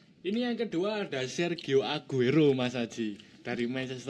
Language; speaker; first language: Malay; non-native, local second language; Javanese